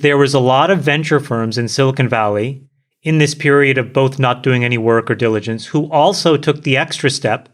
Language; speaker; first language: English; native; English